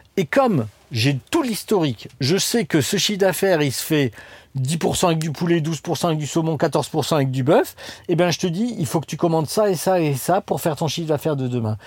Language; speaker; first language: French; native; French